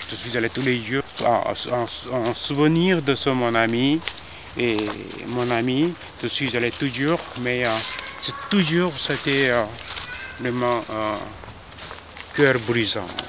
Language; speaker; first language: French; non-native, fluent; Korean